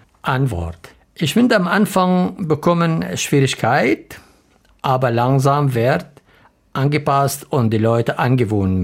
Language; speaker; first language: German; non-native, learner; Arabic